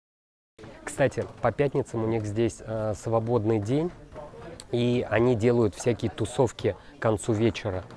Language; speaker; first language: Russian; native; Russian